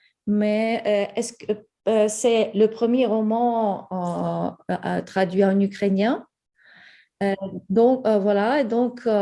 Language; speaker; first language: French; non-native, fluent; Ukrainian